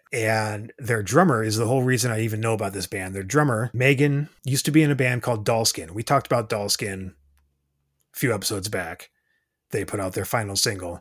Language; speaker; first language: English; native; English